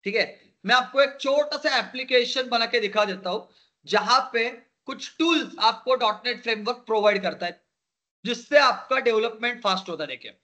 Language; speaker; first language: Hindi; non-native, local second language; Marathi